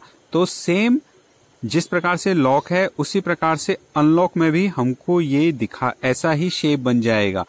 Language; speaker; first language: Hindi; native; Hindi